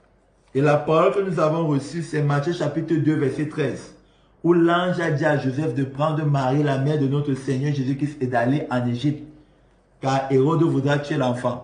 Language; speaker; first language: French; non-native, local second language; Malagasy